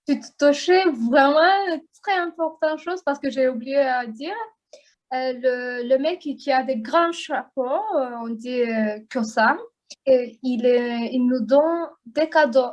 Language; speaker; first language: French; non-native, learner; Azerbaijani